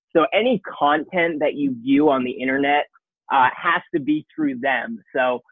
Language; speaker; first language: English; native; English